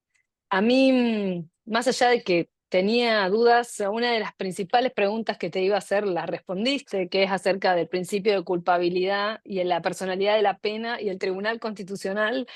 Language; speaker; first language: Spanish; native; Spanish